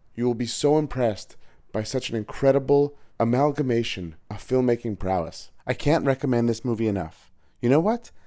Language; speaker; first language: English; native; English